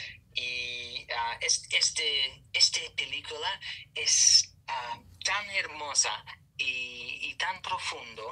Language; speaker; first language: Spanish; non-native, fluent; English